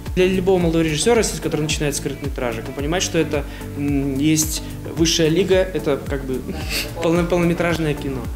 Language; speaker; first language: Russian; native; Russian